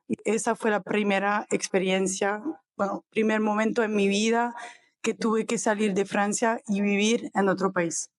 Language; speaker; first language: Spanish; non-native, fluent; French